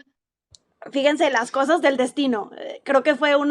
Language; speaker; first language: Spanish; native; Spanish